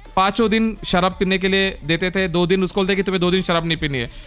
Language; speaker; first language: Hindi; non-native, local second language; Marathi